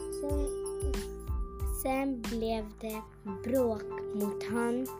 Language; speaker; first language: Swedish; non-native, learner; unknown